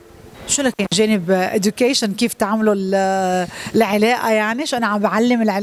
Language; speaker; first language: Arabic; native; Arabic